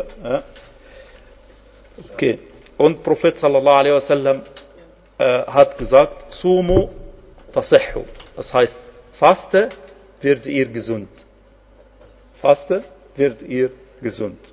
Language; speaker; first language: German; non-native, fluent; Arabic